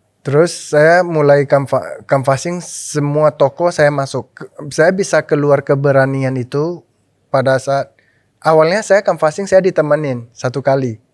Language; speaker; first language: Indonesian; non-native, local second language; Min Nan Chinese